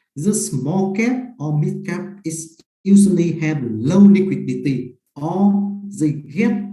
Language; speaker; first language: English; non-native, fluent; Vietnamese